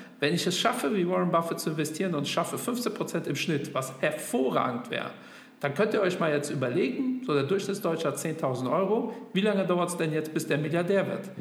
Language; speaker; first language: German; native; German